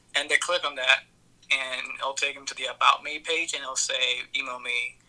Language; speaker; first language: English; early bilingual, other home language; Spanish